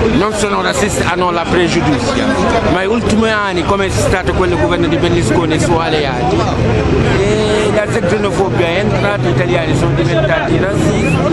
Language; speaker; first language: Italian; non-native, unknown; Wolof